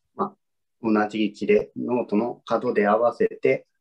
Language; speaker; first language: Japanese; native; Japanese